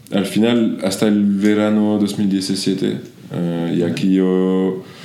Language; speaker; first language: Spanish; non-native, fluent; French